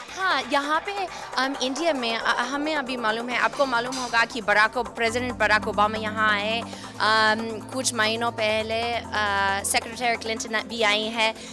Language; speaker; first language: Hindi; non-native, fluent; English